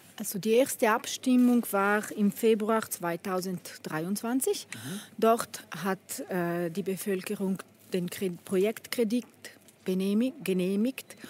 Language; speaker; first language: German; non-native, local second language; Italian